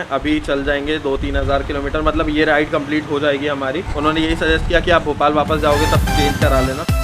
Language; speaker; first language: Hindi; native; Hindi